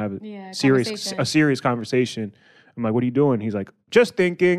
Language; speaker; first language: English; native; English